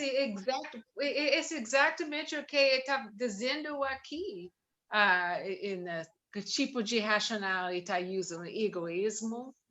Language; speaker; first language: Portuguese; non-native, learner; English